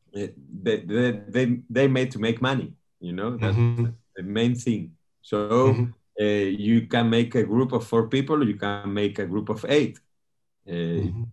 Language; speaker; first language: English; non-native, fluent; Spanish